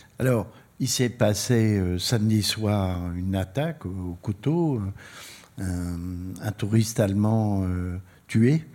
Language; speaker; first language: French; native; French